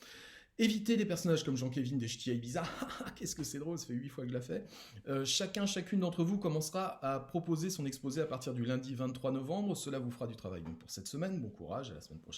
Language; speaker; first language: French; native; French